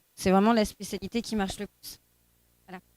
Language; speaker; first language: French; native; French